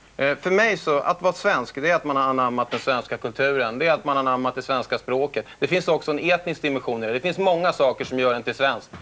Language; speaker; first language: Swedish; native; Swedish